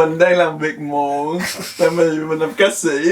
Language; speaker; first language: Vietnamese; native; Vietnamese